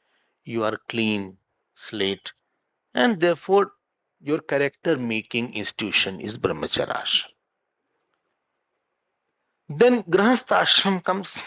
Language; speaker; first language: English; non-native, local second language; Hindi